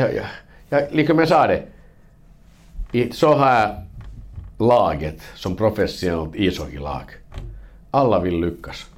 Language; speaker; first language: Swedish; non-native, local second language; Finnish